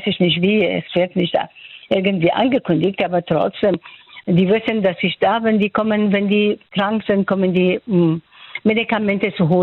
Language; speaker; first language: German; non-native, fluent; Persian